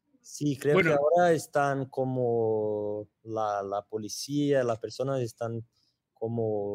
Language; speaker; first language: Spanish; non-native, learner; Portuguese